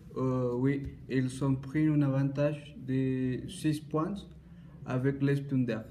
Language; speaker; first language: French; non-native, learner; Spanish